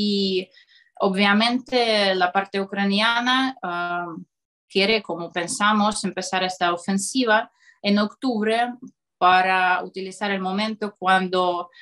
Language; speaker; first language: Spanish; non-native, fluent; Russian